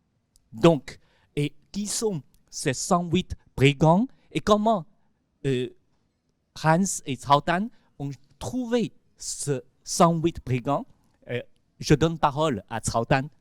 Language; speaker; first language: French; non-native, fluent; Chinese